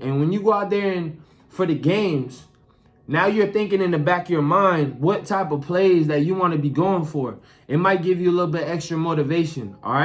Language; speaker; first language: English; native; English